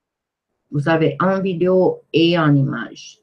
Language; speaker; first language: French; non-native, fluent; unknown